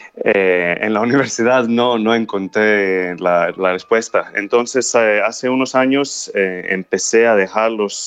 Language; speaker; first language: Spanish; non-native, fluent; Greek